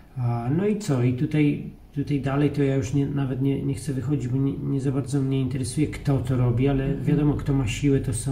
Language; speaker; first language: Polish; native; Polish